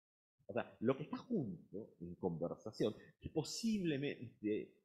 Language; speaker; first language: Spanish; native; Spanish